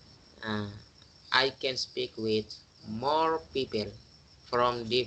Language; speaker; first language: English; non-native, learner; Indonesian